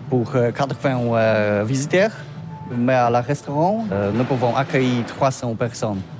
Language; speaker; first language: French; non-native, learner; Polish